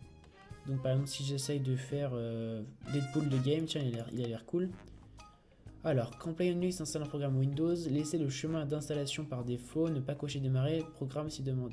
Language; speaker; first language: French; native; French